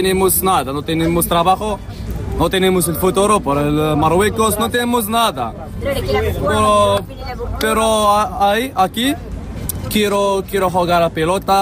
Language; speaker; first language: Spanish; non-native, learner; Arabic